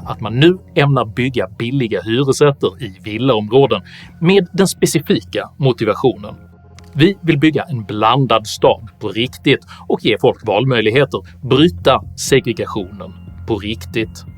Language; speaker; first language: Swedish; native; Swedish